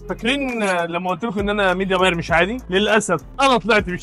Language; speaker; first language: Arabic; native; Arabic